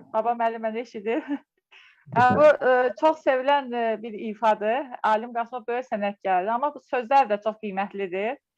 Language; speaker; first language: Azerbaijani; native; Azerbaijani